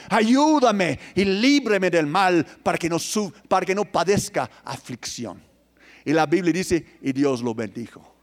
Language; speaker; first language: Spanish; non-native, fluent; English